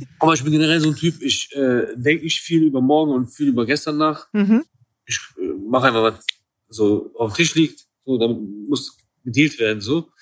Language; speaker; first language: German; early bilingual, other home language; Kurdish